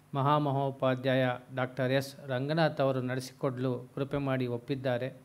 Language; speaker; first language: Kannada; native; Kannada